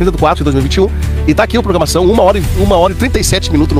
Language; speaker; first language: Portuguese; native; Portuguese